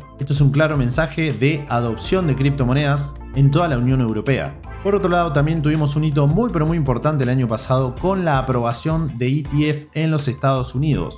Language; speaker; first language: Spanish; native; Spanish